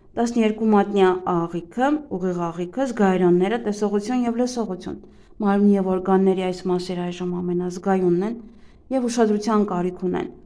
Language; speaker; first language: Armenian; native; Armenian